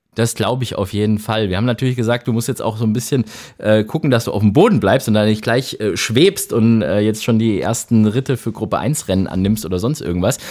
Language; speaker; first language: German; native; German